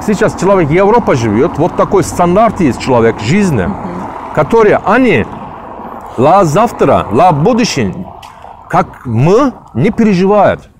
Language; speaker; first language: Russian; non-native, learner; Turkish